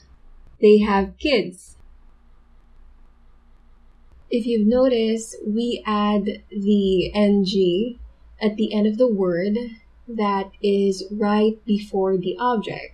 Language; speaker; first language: English; non-native, local second language; Filipino